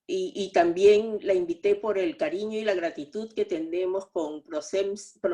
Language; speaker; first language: Spanish; native; Spanish